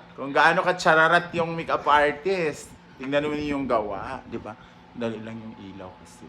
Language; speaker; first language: Filipino; native; Filipino